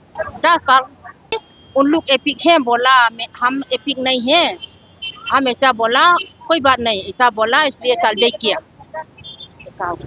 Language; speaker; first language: Hindi; non-native, local second language; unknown